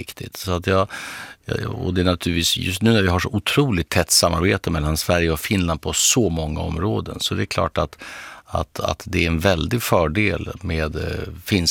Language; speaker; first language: Swedish; native; Swedish